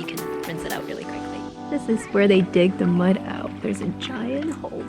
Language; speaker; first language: English; native; English